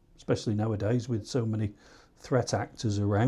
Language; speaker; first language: English; native; English